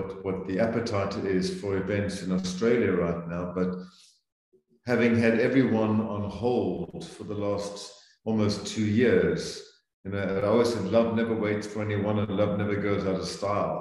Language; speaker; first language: English; native; English